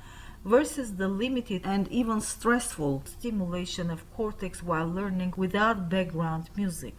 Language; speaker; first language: English; non-native, fluent; Armenian